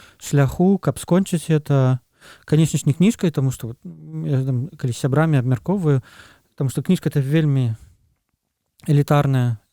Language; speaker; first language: Belarusian; non-native, local second language; Russian